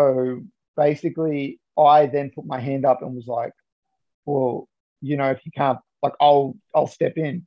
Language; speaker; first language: English; native; English